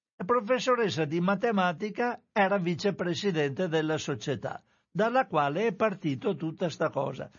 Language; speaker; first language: Italian; native; Italian